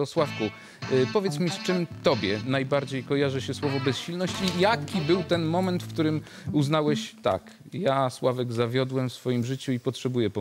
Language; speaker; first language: Polish; native; Polish